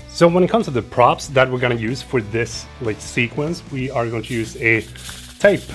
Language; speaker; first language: English; non-native, fluent; Swedish